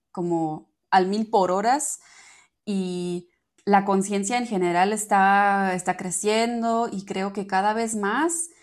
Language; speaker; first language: Spanish; non-native, fluent; German